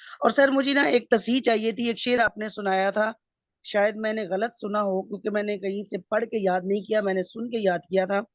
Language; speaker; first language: Urdu; non-native, local second language; Punjabi